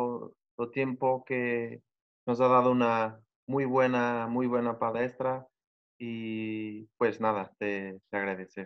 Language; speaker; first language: Spanish; non-native, learner; Portuguese